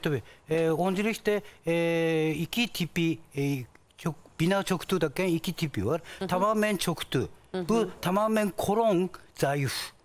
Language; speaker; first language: Turkish; non-native, fluent; Japanese